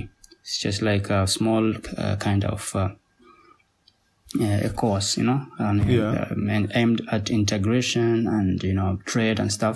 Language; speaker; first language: English; non-native, local second language; Somali